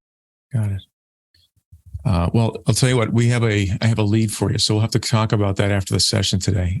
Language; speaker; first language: English; native; English